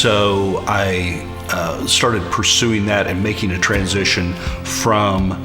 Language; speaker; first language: English; native; English